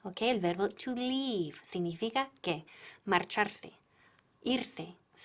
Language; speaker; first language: Spanish; non-native, fluent; English